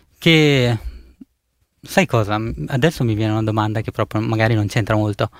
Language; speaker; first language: Italian; early bilingual, other home language; Punjabi